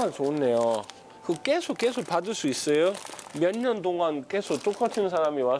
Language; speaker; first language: Korean; non-native, fluent; Danish